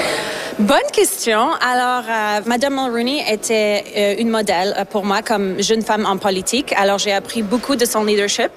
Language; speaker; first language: French; non-native, fluent; Slovak